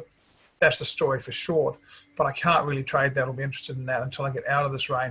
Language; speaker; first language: English; native; English